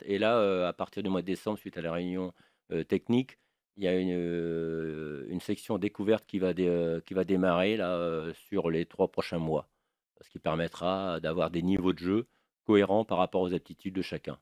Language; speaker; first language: French; native; French